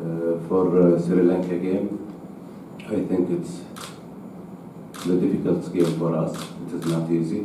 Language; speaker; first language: English; non-native, learner; Arabic